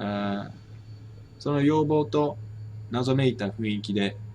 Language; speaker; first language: Japanese; non-native, fluent; English